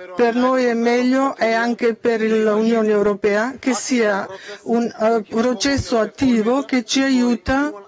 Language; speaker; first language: Italian; non-native, fluent; Macedonian